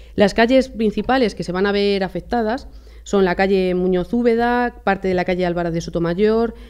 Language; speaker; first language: Spanish; native; Spanish